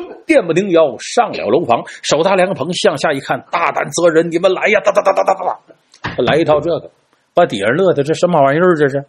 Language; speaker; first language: Chinese; native; Chinese